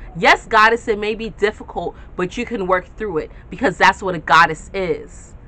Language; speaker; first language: English; native; English